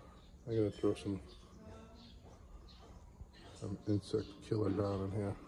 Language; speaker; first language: English; native; English